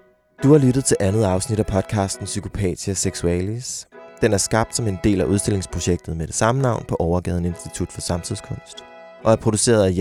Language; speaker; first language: Danish; native; Danish